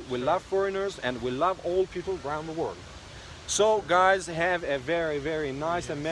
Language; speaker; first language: English; non-native, learner; Tajik